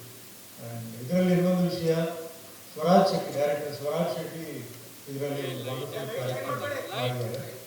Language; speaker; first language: Kannada; non-native, fluent; Tulu